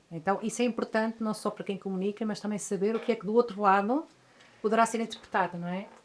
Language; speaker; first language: Portuguese; native; Portuguese